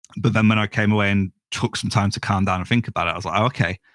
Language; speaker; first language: English; native; English